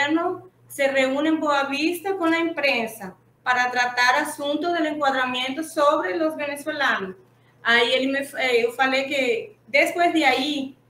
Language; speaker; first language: Portuguese; non-native, fluent; Spanish